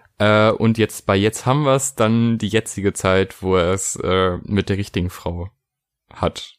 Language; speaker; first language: German; native; German